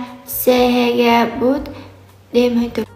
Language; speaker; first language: Indonesian; non-native, learner; Vietnamese